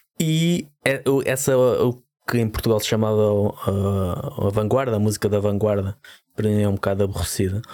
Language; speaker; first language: Portuguese; native; Portuguese